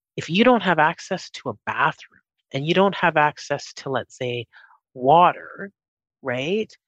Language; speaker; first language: English; native; English